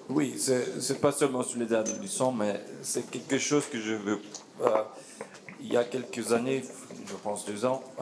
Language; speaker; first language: French; non-native, fluent; Dutch